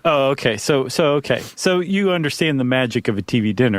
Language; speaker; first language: English; native; English